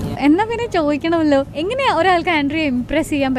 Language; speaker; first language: Malayalam; native; Malayalam